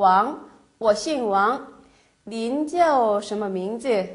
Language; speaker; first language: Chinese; non-native, fluent; Korean